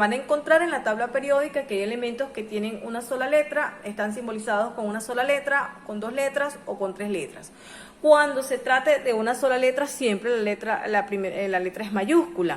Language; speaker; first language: Spanish; native; Spanish